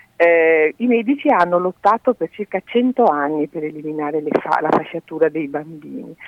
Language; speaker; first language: Italian; native; Italian